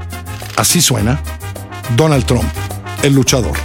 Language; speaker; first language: Spanish; native; Spanish